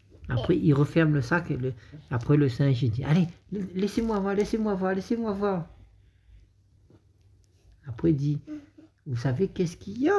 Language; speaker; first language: French; native; French